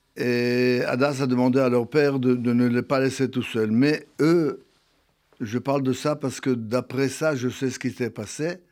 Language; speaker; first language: French; non-native, fluent; Hebrew